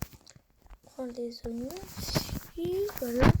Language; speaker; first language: French; native; French